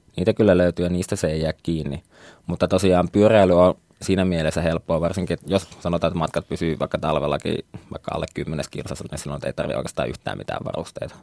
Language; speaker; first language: Finnish; native; Finnish